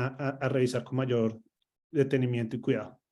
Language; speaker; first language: Spanish; native; Spanish